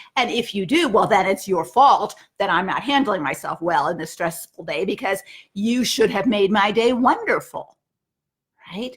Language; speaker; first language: English; native; English